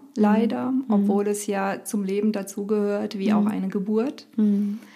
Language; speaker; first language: German; early bilingual, other home language; Romanian